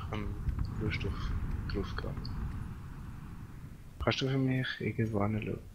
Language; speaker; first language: German; native; German